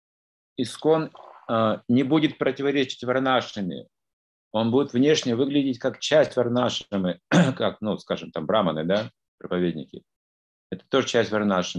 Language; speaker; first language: Russian; native; Russian